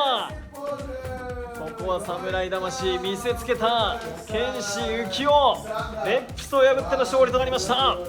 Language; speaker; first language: Japanese; native; Japanese